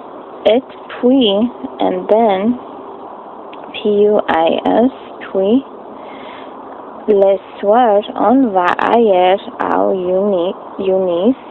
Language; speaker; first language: French; non-native, learner; English